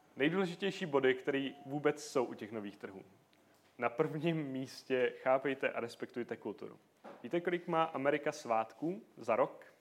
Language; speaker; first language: Czech; native; Czech